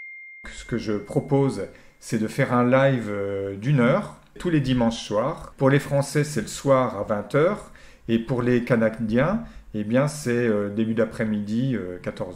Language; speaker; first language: French; native; French